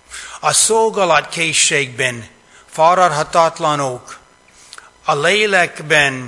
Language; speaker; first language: Hungarian; non-native, fluent; English